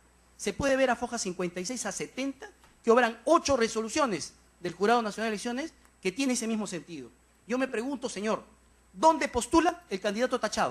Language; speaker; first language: Spanish; native; Spanish